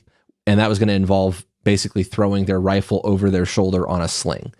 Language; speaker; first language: English; native; English